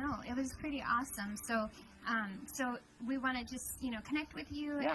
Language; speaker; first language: English; native; English